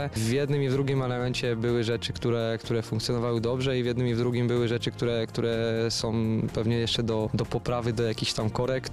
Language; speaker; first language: Polish; native; Polish